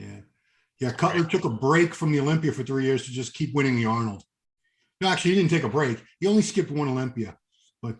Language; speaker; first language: English; native; English